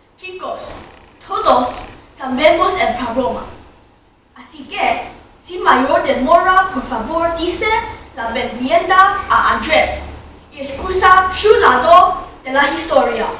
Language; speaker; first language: Spanish; non-native, learner; English